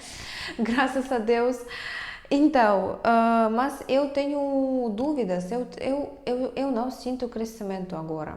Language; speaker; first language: Portuguese; non-native, fluent; Russian